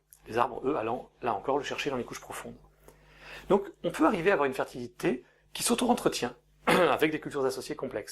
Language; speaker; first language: French; native; French